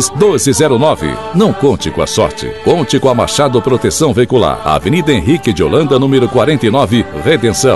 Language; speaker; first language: Portuguese; native; Portuguese